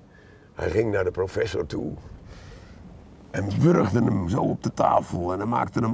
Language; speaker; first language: Dutch; native; Dutch